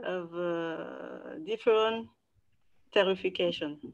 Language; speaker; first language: English; non-native, learner; French